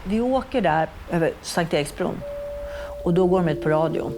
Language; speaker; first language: Swedish; native; Swedish